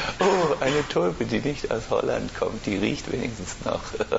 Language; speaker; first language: German; native; German